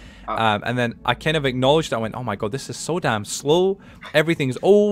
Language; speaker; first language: English; native; English